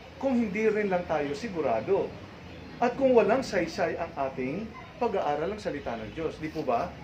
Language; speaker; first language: Filipino; non-native, local second language; Cebuano